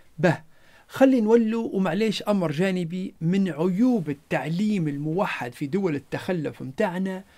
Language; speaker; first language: Arabic; non-native, local second language; Berber languages